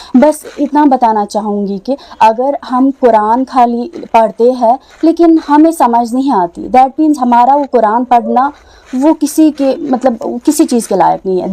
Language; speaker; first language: Urdu; non-native, local second language; Kashmiri